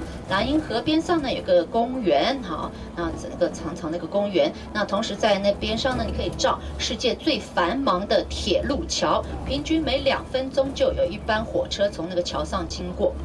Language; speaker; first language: Chinese; native; Chinese